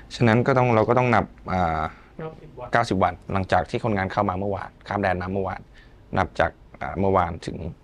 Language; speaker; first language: Thai; native; Thai